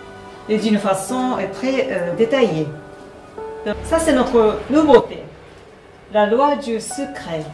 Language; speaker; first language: French; non-native, fluent; Japanese